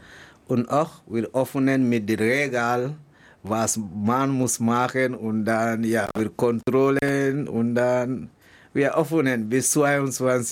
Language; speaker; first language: German; non-native, learner; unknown